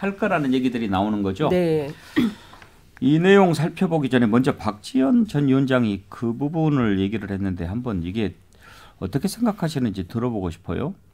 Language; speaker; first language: Korean; native; Korean